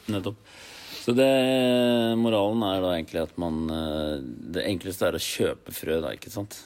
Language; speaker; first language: Norwegian; native; Norwegian